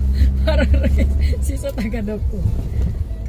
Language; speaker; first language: Korean; non-native, learner; Filipino